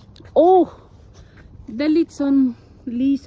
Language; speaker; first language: Norwegian; non-native, learner; Filipino